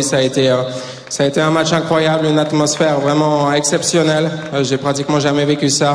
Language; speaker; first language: French; native; French